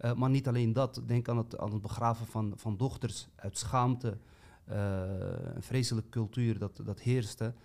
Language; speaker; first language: Dutch; native; Dutch